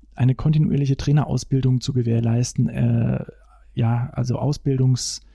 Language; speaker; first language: German; native; German